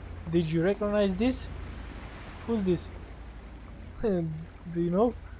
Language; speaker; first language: English; non-native, fluent; Macedonian